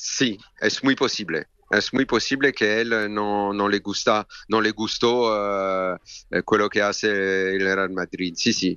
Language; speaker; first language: Spanish; non-native, learner; French